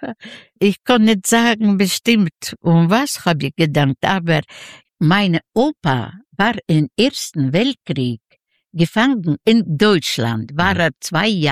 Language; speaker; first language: German; non-native, learner; Yiddish